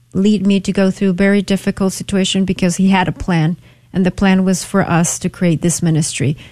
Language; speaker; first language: English; non-native, fluent; Spanish